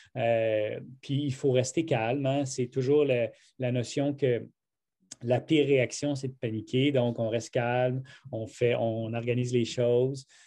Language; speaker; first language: French; native; French